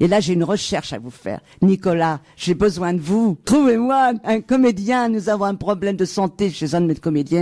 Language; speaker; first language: French; native; French